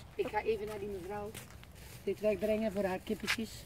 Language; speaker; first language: Dutch; native; Dutch